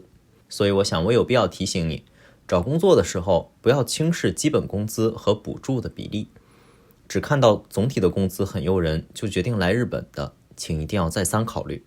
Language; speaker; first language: Chinese; native; Chinese